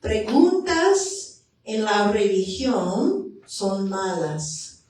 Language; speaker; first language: Spanish; non-native, fluent; English